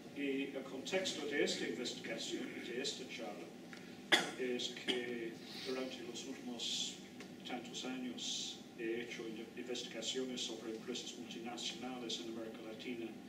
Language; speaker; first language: Spanish; non-native, fluent; English